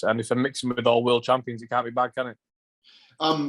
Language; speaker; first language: English; native; English